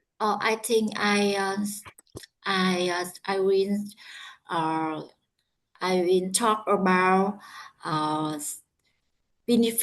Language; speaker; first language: English; non-native, learner; Vietnamese